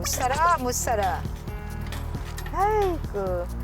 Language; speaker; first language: Korean; non-native, learner; Vietnamese